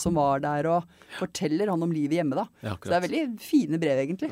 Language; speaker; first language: Norwegian; native; Norwegian